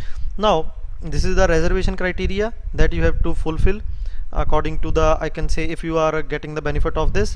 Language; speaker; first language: English; non-native, local second language; Hindi